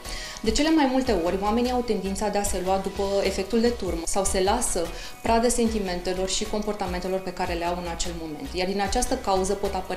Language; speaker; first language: Romanian; native; Romanian